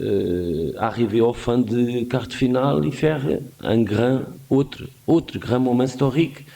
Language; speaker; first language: French; non-native, fluent; Portuguese